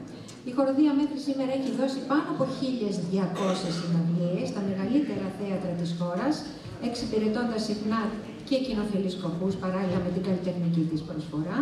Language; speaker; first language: Greek; native; Greek